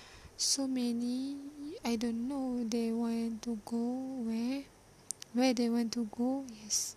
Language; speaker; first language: English; non-native, learner; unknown